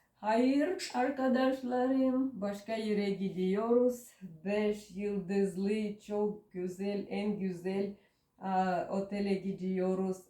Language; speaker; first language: Turkish; non-native, learner; Russian